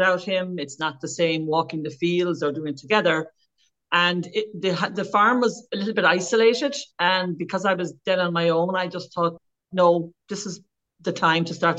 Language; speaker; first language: English; native; English